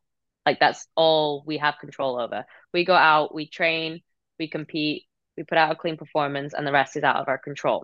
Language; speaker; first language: English; native; English